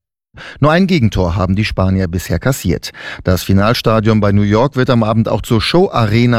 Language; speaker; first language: German; native; German